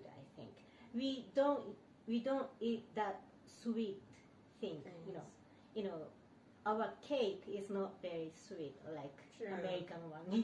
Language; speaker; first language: English; non-native, learner; Japanese